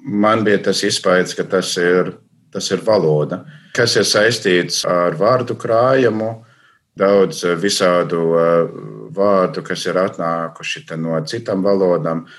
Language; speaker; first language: Latvian; non-native, fluent; English